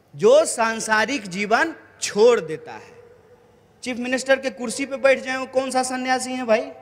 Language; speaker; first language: Hindi; native; Hindi